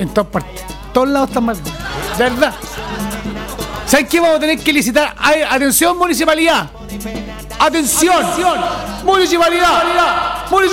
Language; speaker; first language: Spanish; native; Spanish